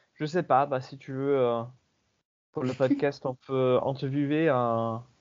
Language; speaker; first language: French; non-native, fluent; English